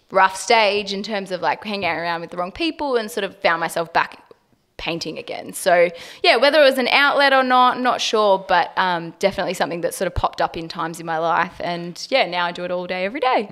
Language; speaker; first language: English; native; English